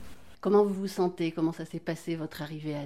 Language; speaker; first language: French; native; French